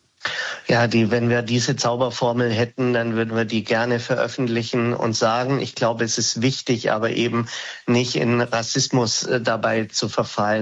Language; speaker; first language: German; native; German